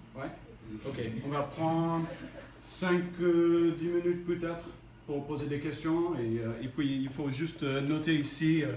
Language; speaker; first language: French; non-native, fluent; English